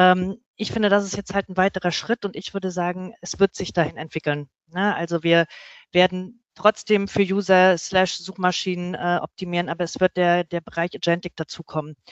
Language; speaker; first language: German; native; German